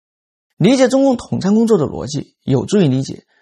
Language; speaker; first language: Chinese; native; Chinese